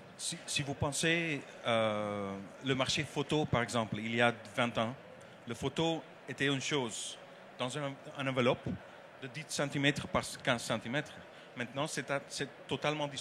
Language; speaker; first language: French; non-native, learner; Dutch